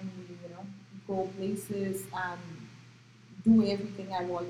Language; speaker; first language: English; non-native, local second language; Marathi